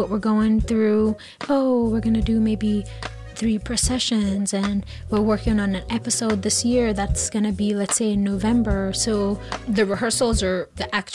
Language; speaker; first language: English; non-native, local second language; Hausa